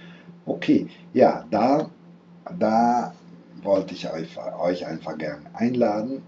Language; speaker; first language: German; non-native, fluent; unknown